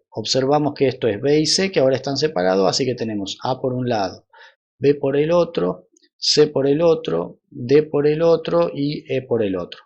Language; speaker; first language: Spanish; native; Spanish